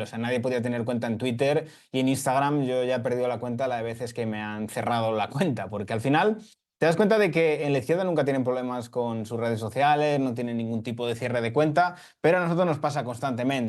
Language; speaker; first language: Spanish; native; Spanish